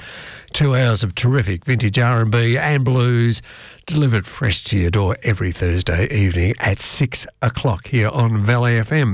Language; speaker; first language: English; native; English